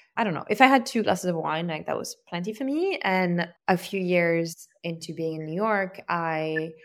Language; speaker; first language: English; non-native, fluent; French